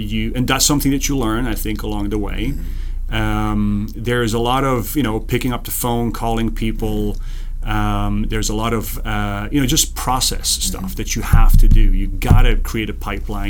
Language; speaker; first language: English; non-native, fluent; Serbian